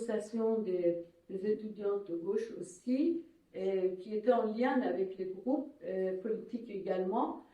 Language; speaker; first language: French; non-native, fluent; Persian